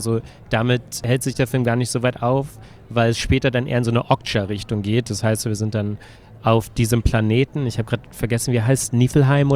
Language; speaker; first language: German; native; German